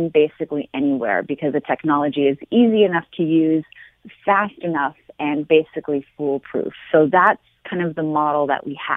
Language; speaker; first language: English; native; English